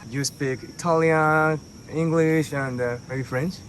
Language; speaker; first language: English; non-native, learner; Japanese